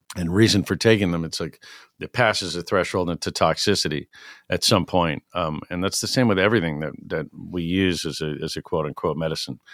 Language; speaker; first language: English; native; English